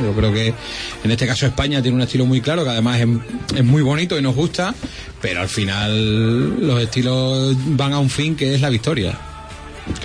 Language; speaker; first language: Spanish; native; Spanish